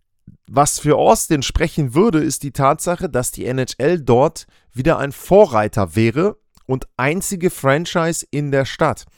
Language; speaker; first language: German; native; German